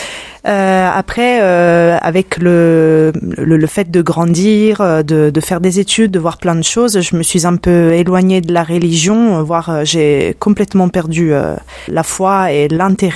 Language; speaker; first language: French; non-native, fluent; Italian